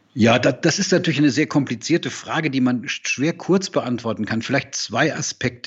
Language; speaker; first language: German; native; German